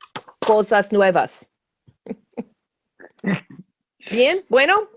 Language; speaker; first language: Spanish; non-native, learner; English